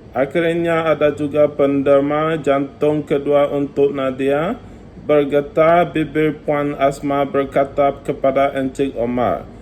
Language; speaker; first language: Malay; non-native, learner; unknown